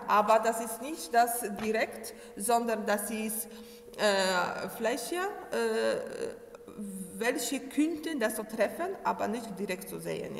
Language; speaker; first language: German; non-native, learner; Polish